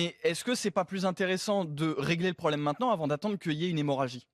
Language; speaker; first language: French; native; French